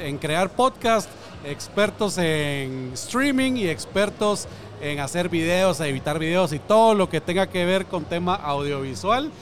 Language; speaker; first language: Spanish; native; Spanish